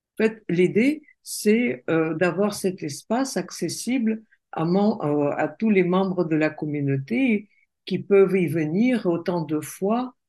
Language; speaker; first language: French; non-native, fluent; Russian